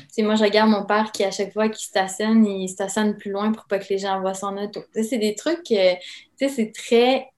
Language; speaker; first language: French; early bilingual, other home language; Serbian